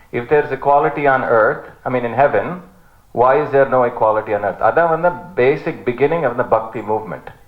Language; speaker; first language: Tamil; early bilingual, heritage; Tamil